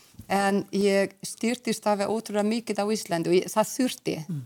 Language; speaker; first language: Icelandic; non-native, fluent; Hungarian